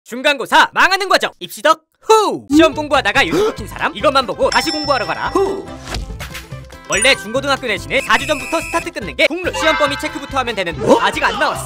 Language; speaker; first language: Korean; native; Korean